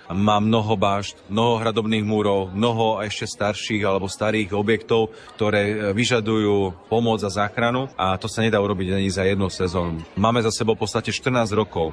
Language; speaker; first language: Slovak; native; Slovak